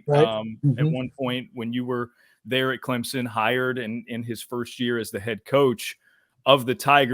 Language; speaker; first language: English; native; English